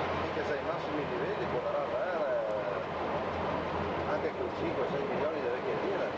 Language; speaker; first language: Italian; native; Italian